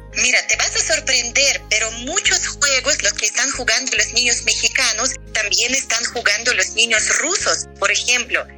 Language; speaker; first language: Spanish; non-native, fluent; Russian